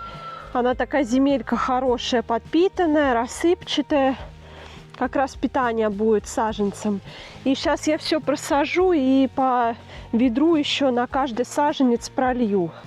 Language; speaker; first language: Russian; native; Russian